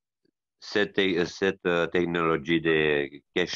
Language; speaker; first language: French; non-native, learner; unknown